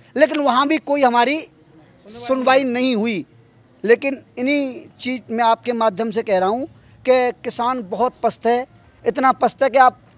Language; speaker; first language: Hindi; native; Hindi